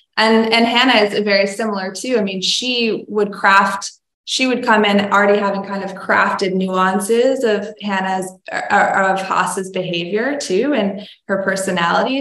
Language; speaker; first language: English; native; English